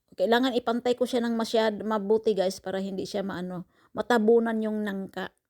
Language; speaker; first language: Filipino; non-native, local second language; Cebuano